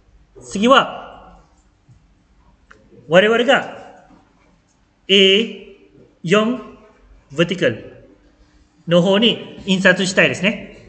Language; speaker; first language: Japanese; non-native, fluent; Malay